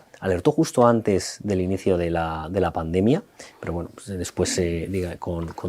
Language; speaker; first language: Spanish; native; Spanish